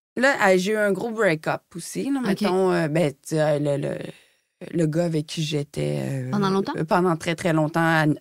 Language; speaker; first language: French; native; French